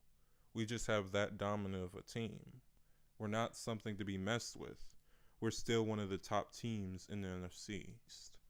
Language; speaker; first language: English; native; English